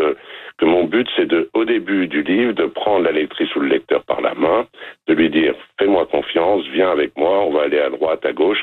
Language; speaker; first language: French; native; French